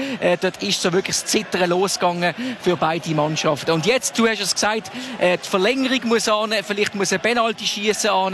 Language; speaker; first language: German; native; German